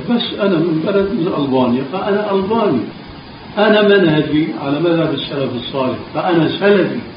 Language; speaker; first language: Arabic; early bilingual, other home language; Albanian